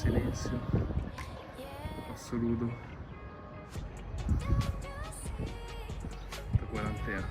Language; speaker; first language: Portuguese; non-native, learner; Italian